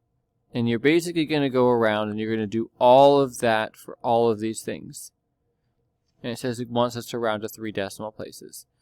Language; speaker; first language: English; native; English